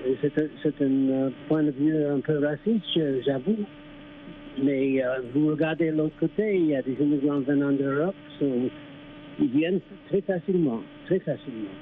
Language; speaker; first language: French; non-native, fluent; English